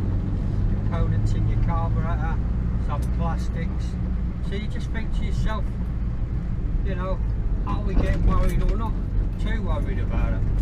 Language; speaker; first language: English; native; English